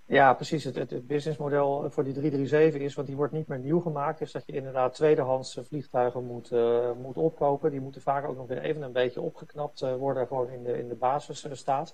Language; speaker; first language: Dutch; native; Dutch